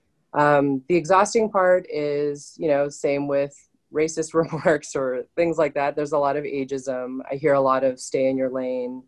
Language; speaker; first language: English; native; English